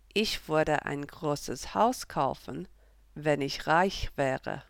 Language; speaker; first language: German; non-native, fluent; English